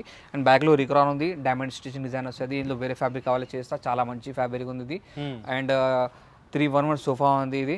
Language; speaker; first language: Telugu; non-native, local second language; Urdu